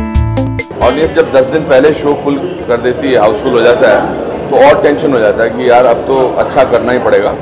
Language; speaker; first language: Hindi; native; Hindi